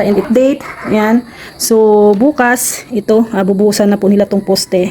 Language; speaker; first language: Filipino; native; Filipino